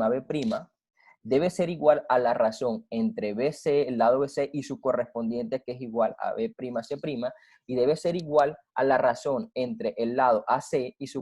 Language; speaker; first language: Spanish; native; Spanish